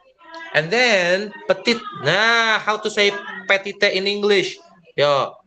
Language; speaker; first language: English; non-native, fluent; Indonesian